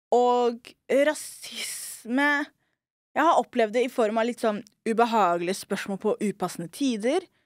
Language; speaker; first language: Norwegian; early bilingual, other home language; Somali